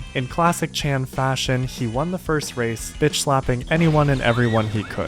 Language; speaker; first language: English; native; English